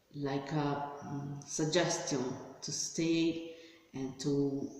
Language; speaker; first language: English; non-native, fluent; Italian